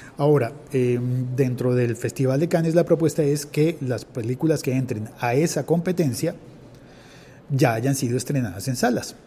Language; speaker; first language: Spanish; native; Spanish